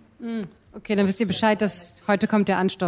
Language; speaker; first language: German; native; German